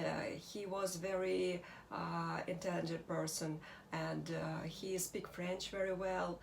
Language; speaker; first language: English; non-native, learner; Russian